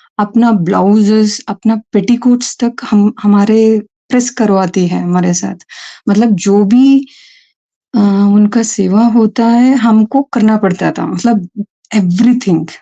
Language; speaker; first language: Hindi; non-native, local second language; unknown